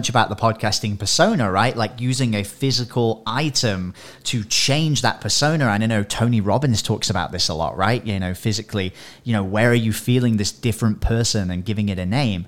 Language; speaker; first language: English; native; English